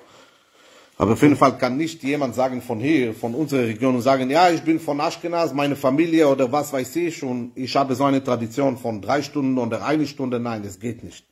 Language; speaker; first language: German; non-native, fluent; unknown